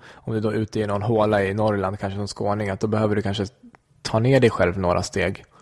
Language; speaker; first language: Swedish; early bilingual, other home language; Kurdish